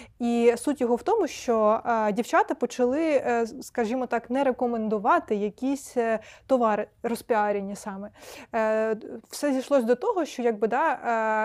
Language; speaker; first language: Ukrainian; native; Ukrainian